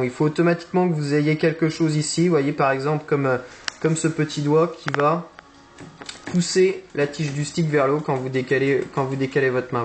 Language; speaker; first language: French; native; French